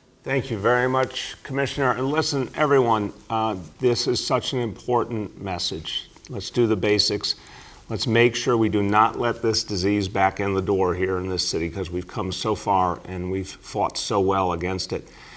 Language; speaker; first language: English; native; English